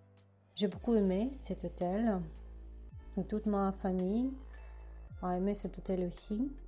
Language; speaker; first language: French; non-native, learner; Russian